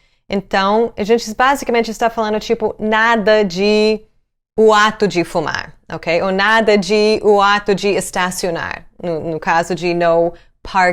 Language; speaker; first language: Portuguese; non-native, fluent; English